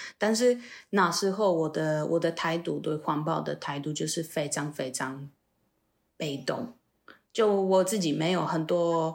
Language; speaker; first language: Chinese; non-native, fluent; Polish